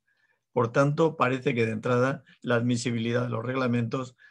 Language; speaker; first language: Spanish; native; Spanish